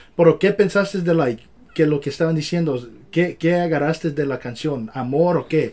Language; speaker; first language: Spanish; early bilingual, heritage; Spanish